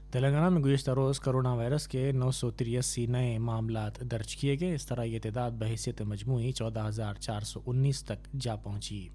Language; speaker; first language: Urdu; native; Urdu